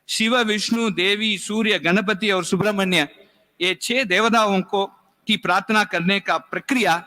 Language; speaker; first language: Hindi; non-native, local second language; Tamil